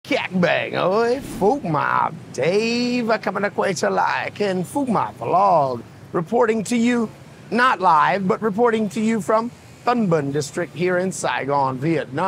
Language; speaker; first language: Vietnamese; non-native, fluent; English